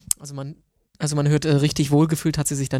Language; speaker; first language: German; native; German